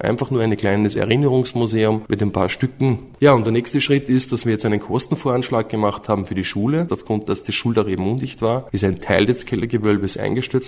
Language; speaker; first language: German; native; German